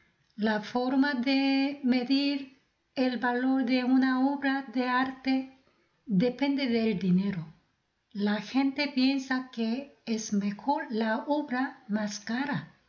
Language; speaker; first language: Spanish; non-native, fluent; Korean